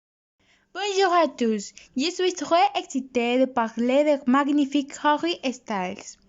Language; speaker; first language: French; non-native, learner; Spanish